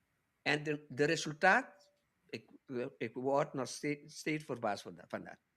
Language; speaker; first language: Dutch; non-native, local second language; Papiamento